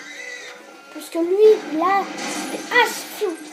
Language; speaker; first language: French; native; French